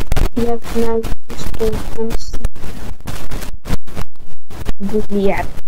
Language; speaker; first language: Russian; non-native, learner; Vietnamese